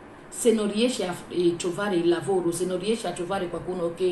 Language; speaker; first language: Italian; non-native, learner; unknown